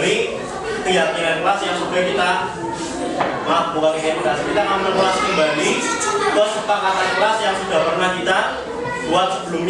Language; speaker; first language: Indonesian; native; Indonesian